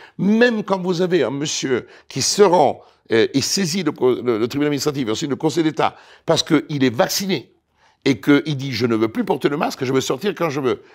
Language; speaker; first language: French; non-native, fluent; Italian